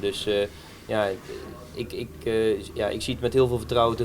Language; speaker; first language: Dutch; native; Dutch